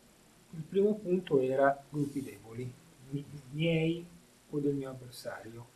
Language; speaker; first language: Italian; native; Italian